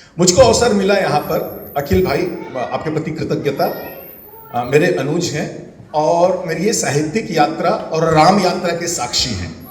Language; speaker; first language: Hindi; non-native, local second language; Chhattisgarhi